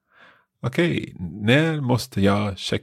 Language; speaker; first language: Swedish; non-native, learner; English